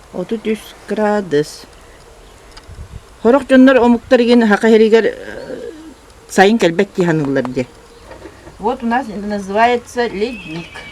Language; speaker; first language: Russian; non-native, local second language; Yakut